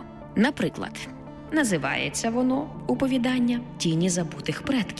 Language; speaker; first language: Ukrainian; native; Ukrainian